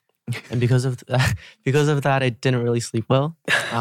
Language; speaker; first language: English; non-native, fluent; Thai